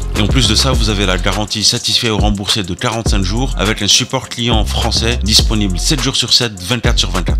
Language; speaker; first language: French; native; French